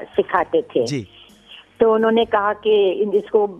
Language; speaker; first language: Hindi; non-native, local second language; Gujarati